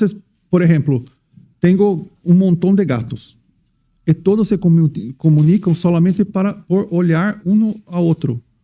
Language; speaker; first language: Spanish; non-native, fluent; Portuguese